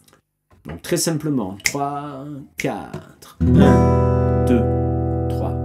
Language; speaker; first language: French; native; French